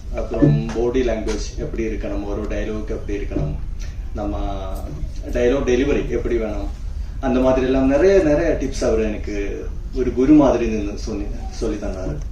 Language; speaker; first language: Tamil; non-native, learner; Malayalam